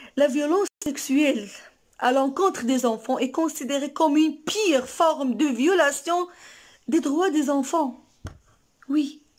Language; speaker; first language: French; non-native, local second language; Arabic